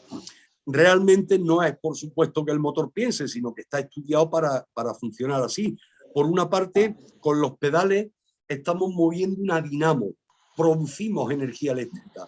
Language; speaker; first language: Spanish; native; Spanish